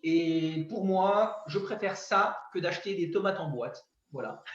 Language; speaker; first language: French; native; French